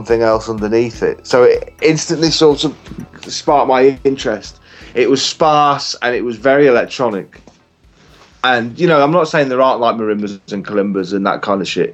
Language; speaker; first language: English; native; English